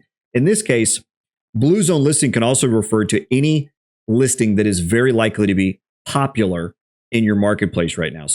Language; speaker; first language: English; native; English